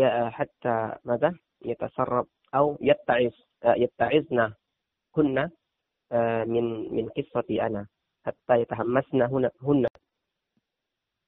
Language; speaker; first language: Arabic; non-native, learner; Indonesian